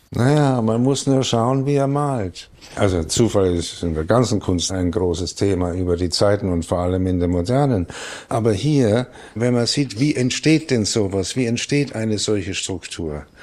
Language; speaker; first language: German; native; German